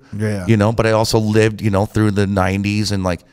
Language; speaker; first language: English; native; English